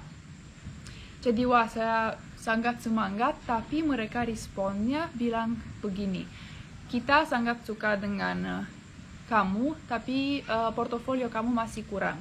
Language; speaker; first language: Indonesian; non-native, fluent; Romanian